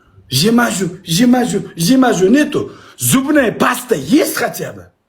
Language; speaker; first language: Russian; non-native, learner; Uzbek